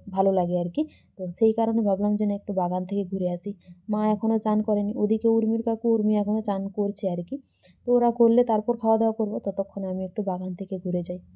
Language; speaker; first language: Bangla; non-native, local second language; Santali